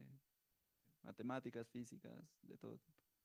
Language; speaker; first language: Spanish; native; Spanish